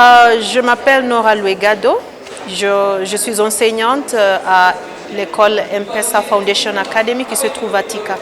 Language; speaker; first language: French; non-native, fluent; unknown